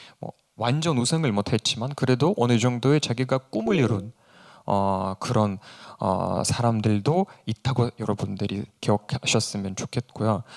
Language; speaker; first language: Korean; non-native, fluent; Russian